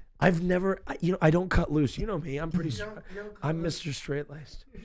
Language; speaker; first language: English; native; English